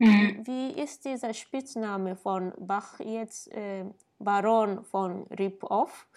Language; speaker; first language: German; non-native, fluent; Japanese